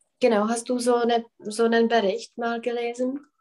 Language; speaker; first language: German; non-native, fluent; Czech